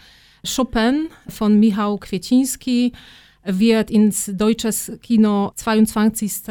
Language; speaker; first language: German; non-native, fluent; Polish